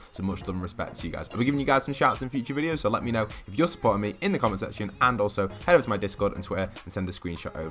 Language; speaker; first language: English; native; English